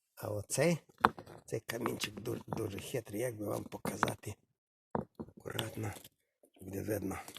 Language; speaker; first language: Ukrainian; non-native, local second language; Russian